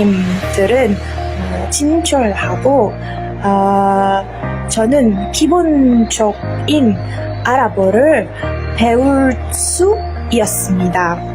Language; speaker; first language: Korean; non-native, learner; Malay